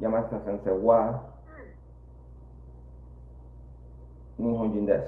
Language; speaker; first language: Japanese; non-native, learner; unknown